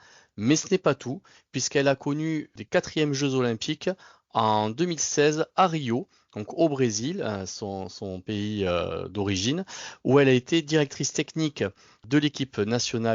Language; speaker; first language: French; native; French